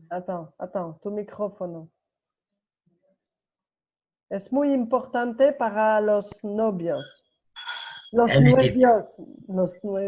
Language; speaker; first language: Spanish; non-native, learner; French